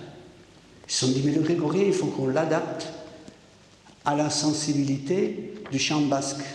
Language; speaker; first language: French; native; French